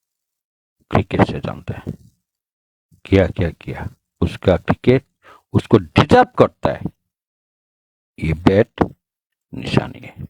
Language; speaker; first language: Hindi; non-native, learner; Bangla